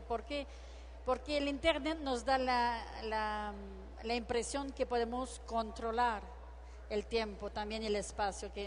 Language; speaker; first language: Spanish; non-native, fluent; French